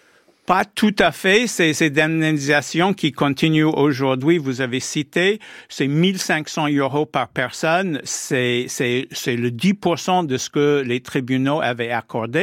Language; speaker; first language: French; non-native, fluent; English